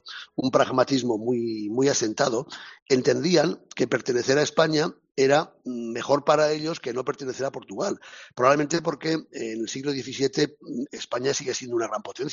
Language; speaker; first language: Spanish; native; Spanish